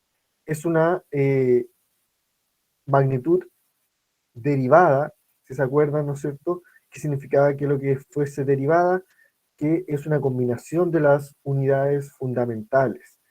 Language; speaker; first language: Spanish; native; Spanish